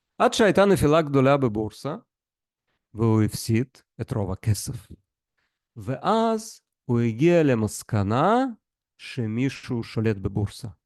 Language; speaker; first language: Hebrew; non-native, fluent; Russian